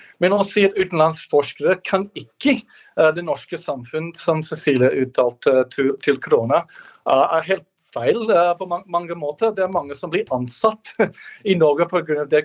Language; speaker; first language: Norwegian; non-native, fluent; English